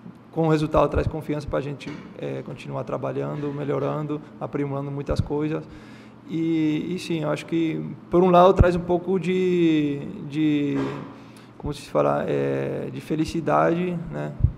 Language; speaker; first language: Portuguese; non-native, fluent; Spanish